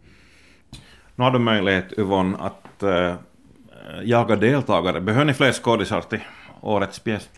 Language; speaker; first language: Swedish; native; Swedish